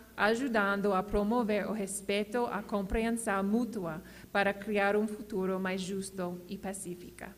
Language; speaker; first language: Portuguese; non-native, learner; English